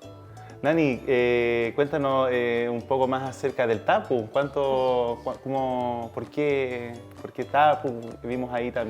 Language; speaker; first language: Spanish; native; Spanish